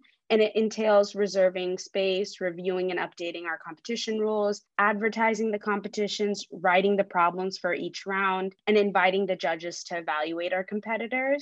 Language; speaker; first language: English; early bilingual, other home language; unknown